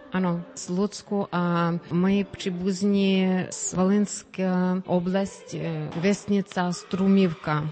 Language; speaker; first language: Czech; early bilingual, heritage; Ukrainian